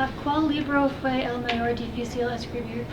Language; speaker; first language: Spanish; non-native, learner; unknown